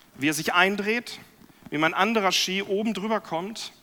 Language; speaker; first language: German; native; German